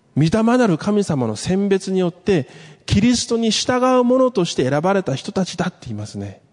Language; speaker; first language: Japanese; early bilingual, other home language; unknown